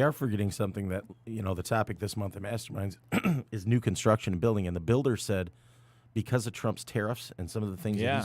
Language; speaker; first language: English; native; English